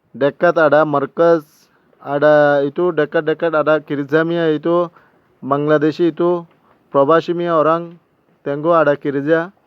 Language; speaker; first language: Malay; non-native, learner; Bangla